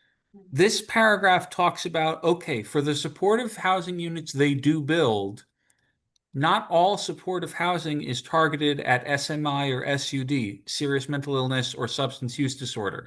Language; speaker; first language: English; native; English